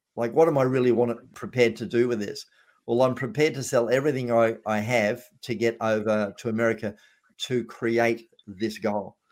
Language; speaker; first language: English; native; English